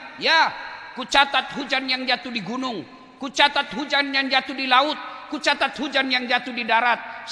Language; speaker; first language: Indonesian; non-native, local second language; Buginese